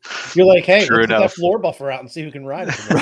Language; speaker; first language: English; native; English